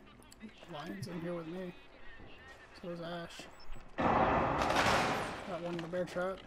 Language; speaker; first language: English; native; English